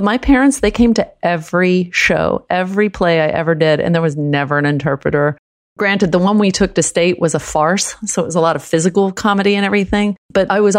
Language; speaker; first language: English; early bilingual, other home language; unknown